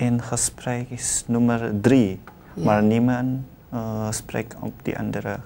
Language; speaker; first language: Dutch; non-native, learner; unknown